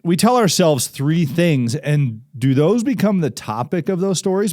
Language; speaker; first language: English; native; English